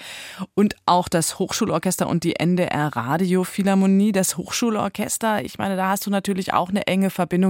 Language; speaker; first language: German; native; German